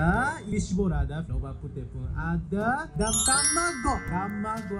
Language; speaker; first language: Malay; non-native, learner; Japanese